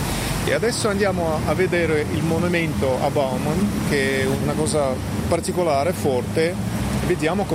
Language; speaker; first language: Italian; non-native, fluent; Russian